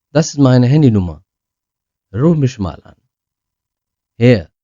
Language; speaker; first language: German; non-native, learner; Urdu